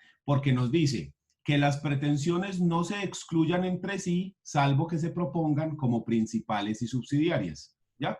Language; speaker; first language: Spanish; native; Spanish